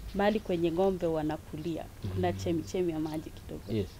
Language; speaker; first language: Swahili; non-native, local second language; Kalenjin